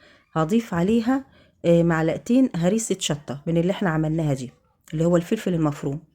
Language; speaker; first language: Arabic; native; Arabic